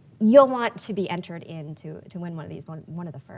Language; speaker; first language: English; native; English